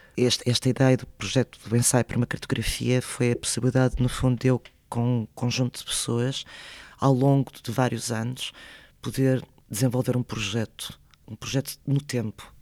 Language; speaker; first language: Portuguese; early bilingual, other home language; Spanish